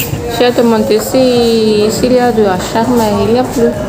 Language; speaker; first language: French; non-native, local second language; Malagasy